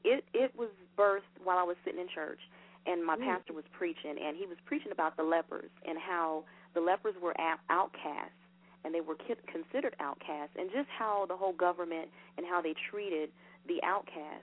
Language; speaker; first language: English; native; English